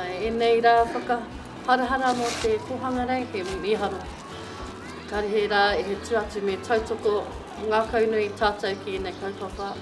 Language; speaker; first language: Māori; non-native, learner; English